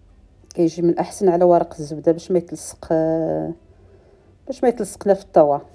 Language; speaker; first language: Arabic; native; Arabic